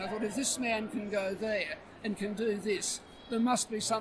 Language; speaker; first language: English; native; English